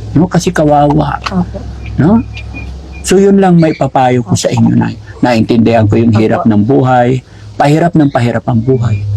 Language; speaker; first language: Filipino; non-native, local second language; Pangasinan